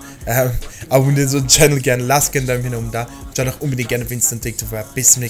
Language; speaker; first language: German; native; German